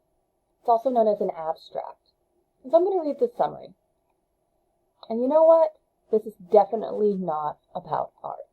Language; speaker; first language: English; native; English